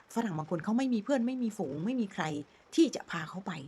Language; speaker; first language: Thai; native; Thai